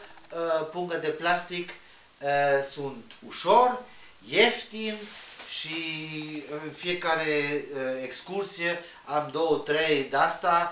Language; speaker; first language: Romanian; non-native, learner; Spanish